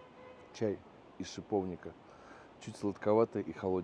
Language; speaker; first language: Russian; native; Russian